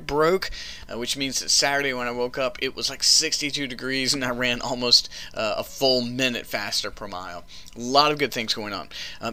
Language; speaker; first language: English; native; English